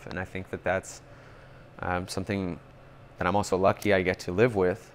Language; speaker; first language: English; native; English